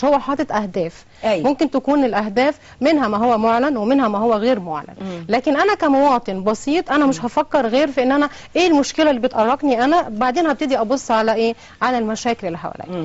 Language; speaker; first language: Arabic; native; Arabic